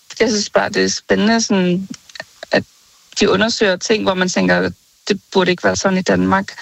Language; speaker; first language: Danish; native; Danish